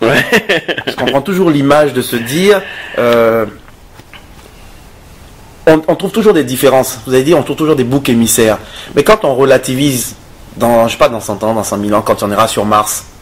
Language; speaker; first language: French; native; French